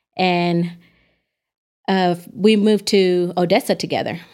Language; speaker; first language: English; native; English